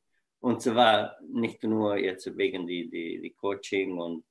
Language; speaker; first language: German; non-native, fluent; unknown